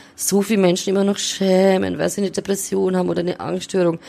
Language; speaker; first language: German; native; German